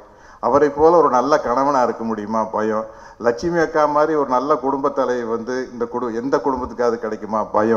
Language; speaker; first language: Tamil; native; Tamil